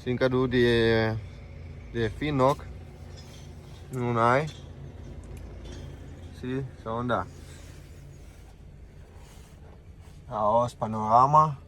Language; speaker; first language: Danish; non-native, learner; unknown